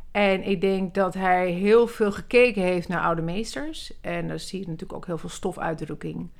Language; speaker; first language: Dutch; early bilingual, other home language; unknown